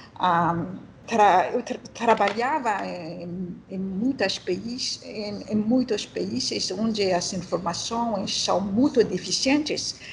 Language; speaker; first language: Portuguese; non-native, learner; French